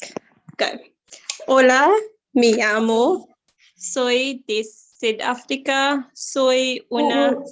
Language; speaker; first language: Spanish; non-native, learner; English